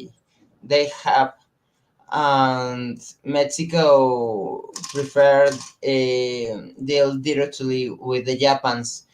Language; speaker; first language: English; non-native, learner; Spanish